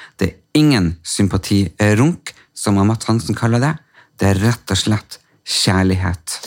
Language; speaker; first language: Norwegian; native; Norwegian